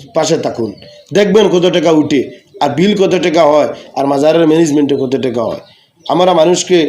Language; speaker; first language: Bangla; non-native, local second language; Sylheti